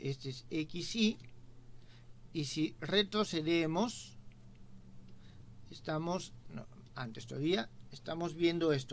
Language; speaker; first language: Spanish; native; Spanish